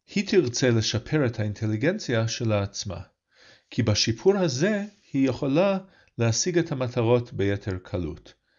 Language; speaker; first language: Hebrew; non-native, fluent; English